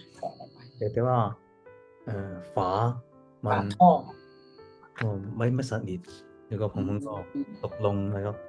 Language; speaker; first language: Thai; non-native, learner; Cantonese